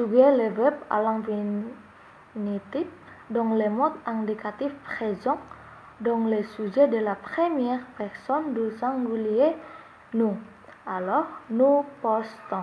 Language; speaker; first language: French; non-native, learner; Indonesian